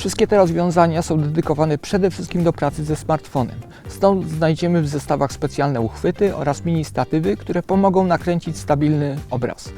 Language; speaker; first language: Polish; native; Polish